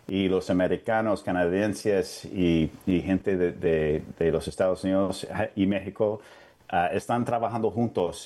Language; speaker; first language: Spanish; non-native, fluent; English